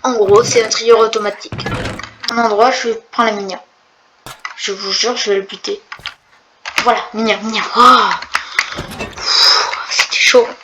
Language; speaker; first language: French; native; French